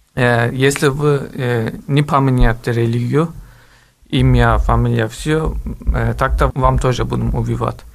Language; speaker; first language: Russian; non-native, learner; Turkish